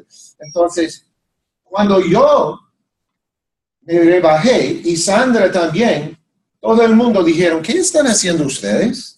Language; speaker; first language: Spanish; non-native, fluent; English